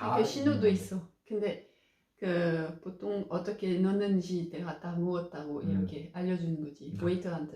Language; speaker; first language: Korean; non-native, learner; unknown